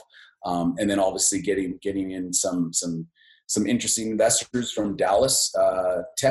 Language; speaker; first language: English; native; English